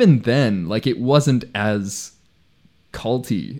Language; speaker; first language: English; non-native, local second language; Spanish